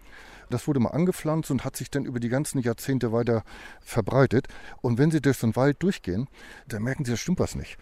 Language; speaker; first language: German; native; German